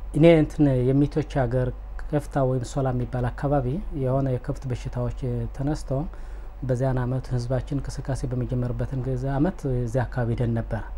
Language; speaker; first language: Amharic; non-native, local second language; Tigrinya